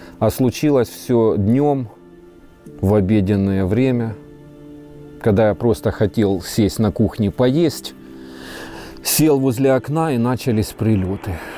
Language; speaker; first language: Russian; native; Russian